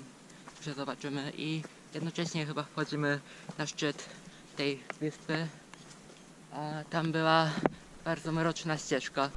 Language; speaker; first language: Polish; non-native, fluent; Japanese